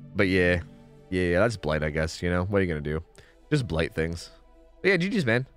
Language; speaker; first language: English; native; English